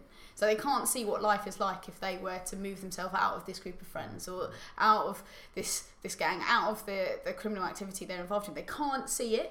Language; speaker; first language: English; native; English